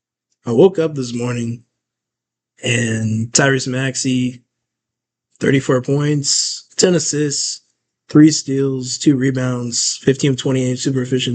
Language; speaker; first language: English; native; English